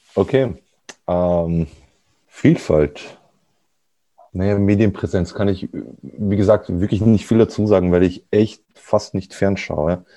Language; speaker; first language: German; early bilingual, other home language; Arabic